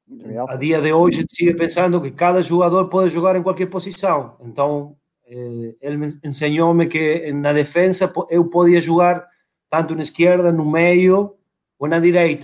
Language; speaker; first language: Portuguese; non-native, fluent; Spanish